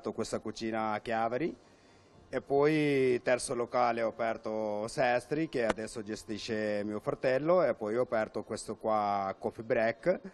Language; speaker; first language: Italian; non-native, fluent; Urdu